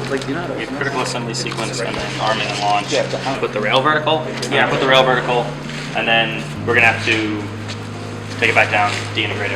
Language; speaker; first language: English; native; English